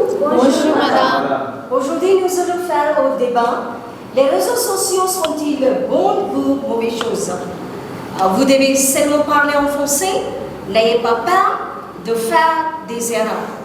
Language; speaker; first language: French; non-native, fluent; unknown